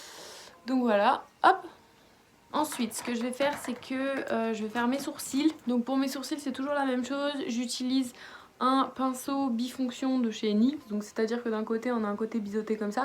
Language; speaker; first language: French; native; French